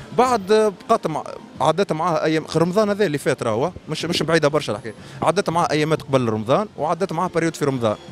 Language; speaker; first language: Arabic; native; Arabic